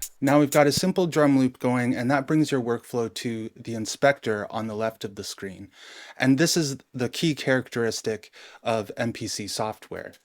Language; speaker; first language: English; native; English